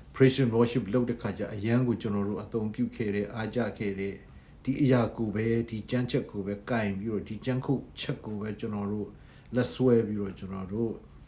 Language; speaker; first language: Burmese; non-native, local second language; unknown